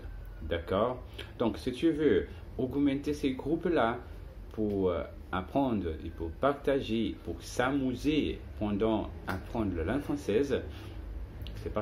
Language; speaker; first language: French; non-native, learner; Portuguese